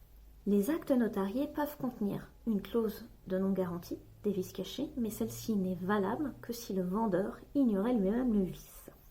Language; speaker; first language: French; native; French